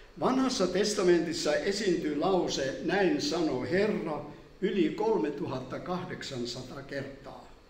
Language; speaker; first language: Finnish; native; Finnish